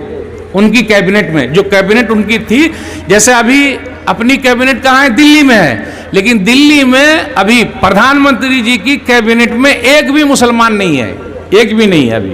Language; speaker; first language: Hindi; native; Hindi